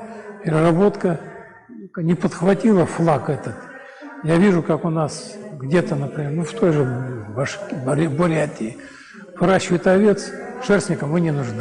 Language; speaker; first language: Russian; native; Russian